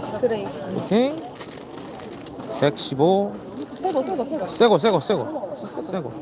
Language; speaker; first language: Korean; native; Korean